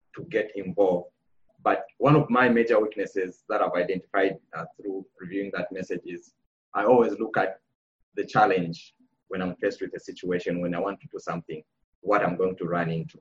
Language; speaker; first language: English; non-native, local second language; Bemba